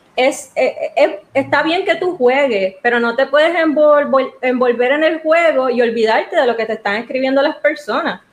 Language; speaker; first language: Spanish; native; Spanish